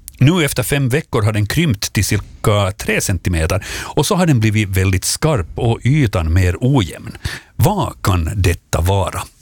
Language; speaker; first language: Swedish; native; Swedish